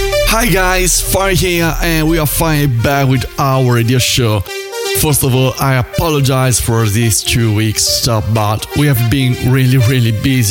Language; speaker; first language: English; non-native, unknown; Italian